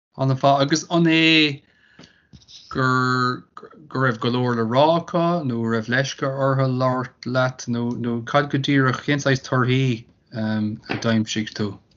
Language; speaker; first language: Irish; native; Irish